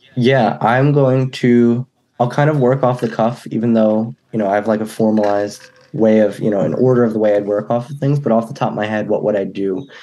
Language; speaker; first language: English; native; English